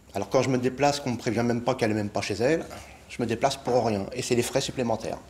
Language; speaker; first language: French; native; French